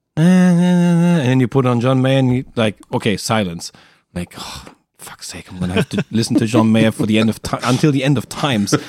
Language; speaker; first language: English; non-native, fluent; German